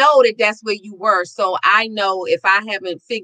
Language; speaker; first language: English; native; English